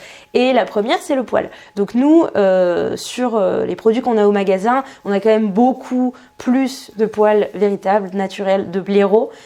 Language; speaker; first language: French; native; French